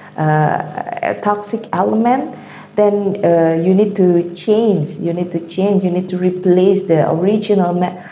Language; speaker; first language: English; non-native, fluent; Indonesian